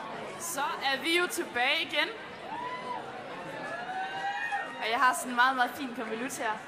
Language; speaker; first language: Danish; native; Danish